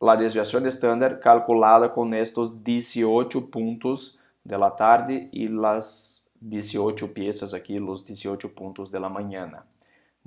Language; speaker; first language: Spanish; non-native, fluent; Portuguese